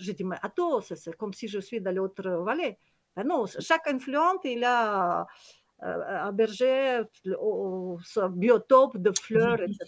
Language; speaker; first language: French; non-native, learner; Kyrgyz